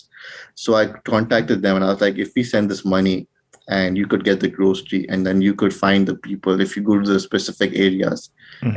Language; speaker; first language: English; non-native, local second language; Urdu